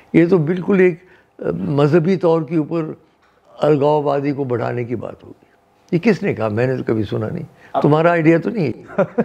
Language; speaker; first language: Hindi; non-native, local second language; Dogri